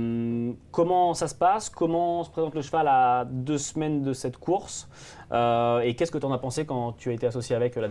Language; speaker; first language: French; native; French